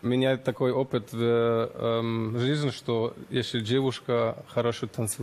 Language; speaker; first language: Russian; non-native, learner; German